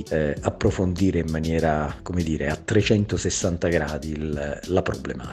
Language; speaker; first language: Italian; native; Italian